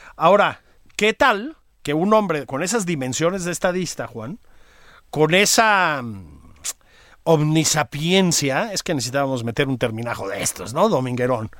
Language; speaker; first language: Spanish; native; Spanish